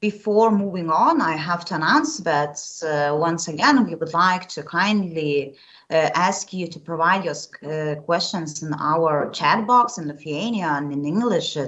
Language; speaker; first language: English; non-native, fluent; Lithuanian